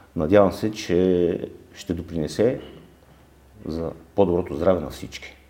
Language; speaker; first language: Bulgarian; native; Bulgarian